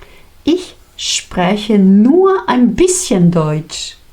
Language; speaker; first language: German; non-native, fluent; Spanish